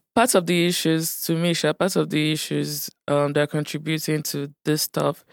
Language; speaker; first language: English; non-native, local second language; Yoruba